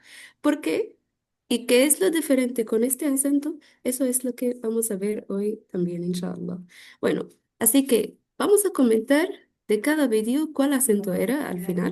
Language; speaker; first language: Spanish; non-native, fluent; Arabic